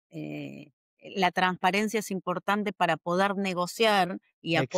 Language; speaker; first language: Spanish; native; Spanish